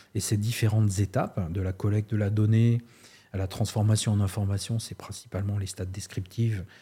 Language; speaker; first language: French; native; French